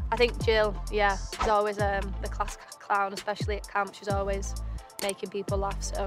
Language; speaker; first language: English; native; English